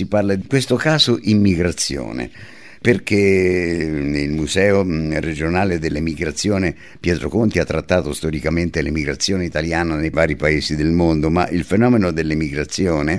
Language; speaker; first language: Italian; native; Italian